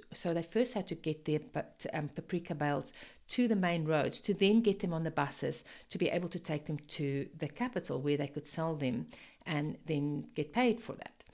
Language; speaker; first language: English; non-native, local second language; Afrikaans